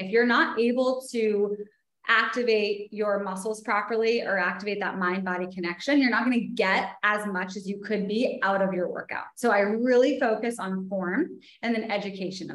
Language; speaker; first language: English; native; English